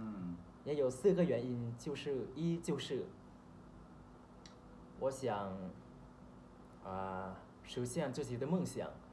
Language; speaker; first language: Chinese; non-native, learner; Thai